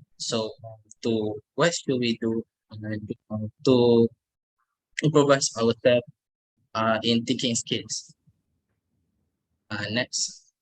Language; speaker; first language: English; non-native, learner; Malay